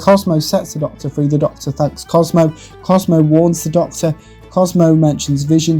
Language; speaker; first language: English; native; English